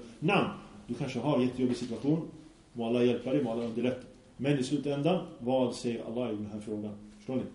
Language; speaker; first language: Swedish; early bilingual, other home language; Arabic